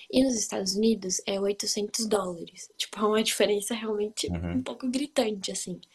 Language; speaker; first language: Portuguese; native; Portuguese